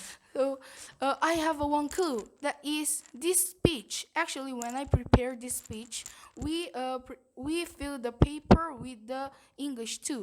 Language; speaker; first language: English; non-native, learner; Korean